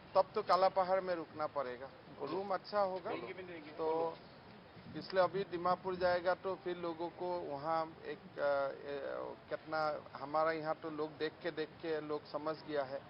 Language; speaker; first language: Hindi; non-native, local second language; Assamese